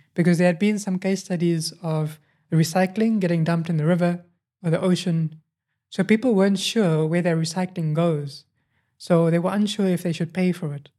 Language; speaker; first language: English; native; English